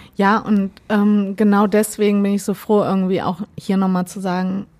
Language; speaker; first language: German; native; German